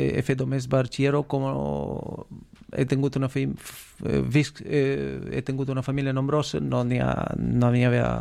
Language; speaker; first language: Catalan; non-native, fluent; Romanian